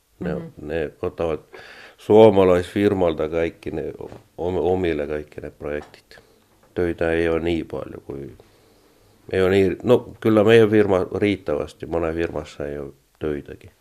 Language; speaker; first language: Finnish; non-native, learner; Estonian